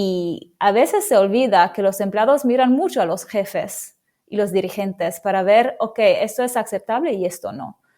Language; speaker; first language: Spanish; non-native, fluent; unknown